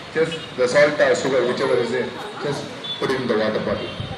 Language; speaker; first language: English; non-native, local second language; Tamil